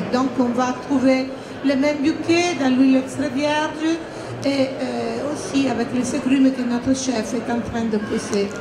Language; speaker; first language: French; non-native, fluent; Italian